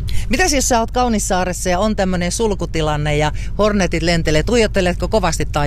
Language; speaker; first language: Finnish; native; Finnish